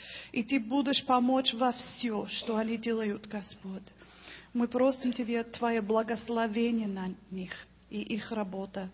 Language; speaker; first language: Russian; non-native, learner; English